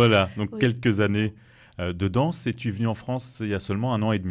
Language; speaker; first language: French; native; French